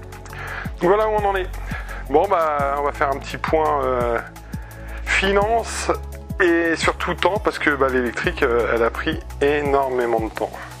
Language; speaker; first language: French; native; French